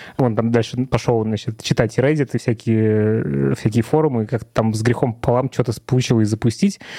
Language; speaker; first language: Russian; native; Russian